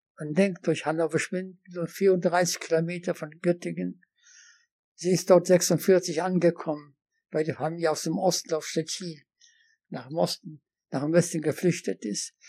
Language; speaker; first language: German; non-native, fluent; Polish